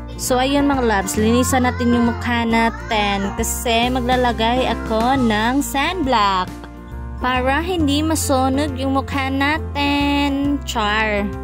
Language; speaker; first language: Filipino; non-native, local second language; Cebuano